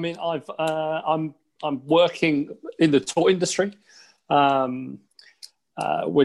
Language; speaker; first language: English; native; English